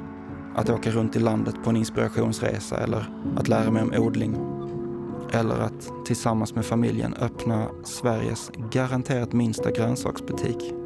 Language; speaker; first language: Swedish; native; Swedish